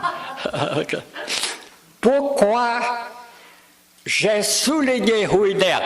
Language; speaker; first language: French; non-native, fluent; Vietnamese